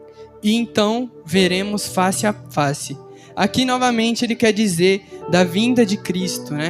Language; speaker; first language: Portuguese; native; Portuguese